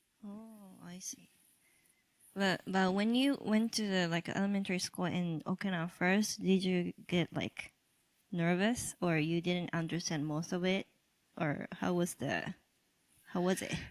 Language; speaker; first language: English; non-native, local second language; Japanese